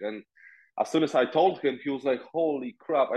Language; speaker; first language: English; non-native, fluent; Polish